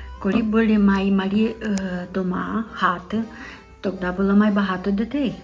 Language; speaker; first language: Ukrainian; non-native, local second language; Romanian